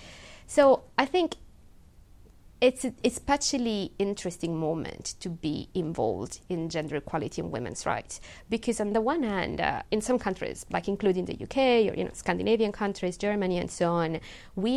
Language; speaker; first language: English; non-native, fluent; Italian